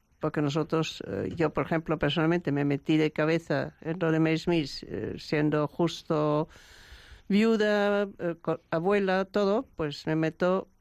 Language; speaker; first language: Spanish; non-native, fluent; German